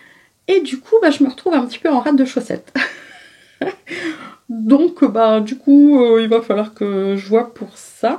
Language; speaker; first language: French; native; French